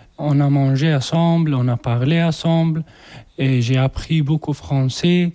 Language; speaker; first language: French; non-native, learner; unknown